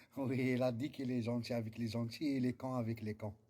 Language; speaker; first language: French; non-native, learner; Arabic